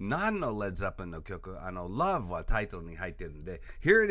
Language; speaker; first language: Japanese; non-native, fluent; English